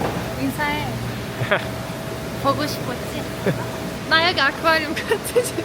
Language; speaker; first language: Korean; non-native, learner; Turkish